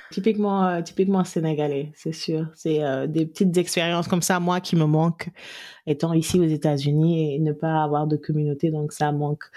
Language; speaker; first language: French; non-native, local second language; Wolof